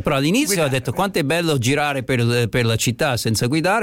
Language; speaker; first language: Italian; non-native, fluent; English